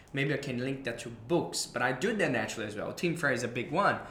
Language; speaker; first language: English; non-native, fluent; Portuguese